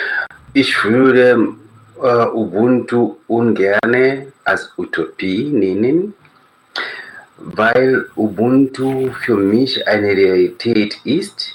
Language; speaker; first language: German; non-native, fluent; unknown